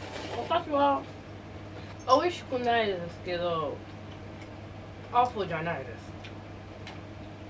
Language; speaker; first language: Japanese; non-native, learner; English